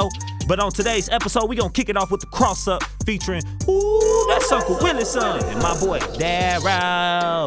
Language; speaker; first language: English; native; English